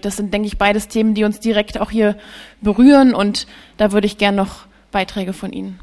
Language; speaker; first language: German; native; German